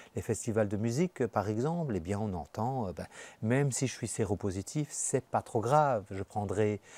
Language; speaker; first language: French; native; French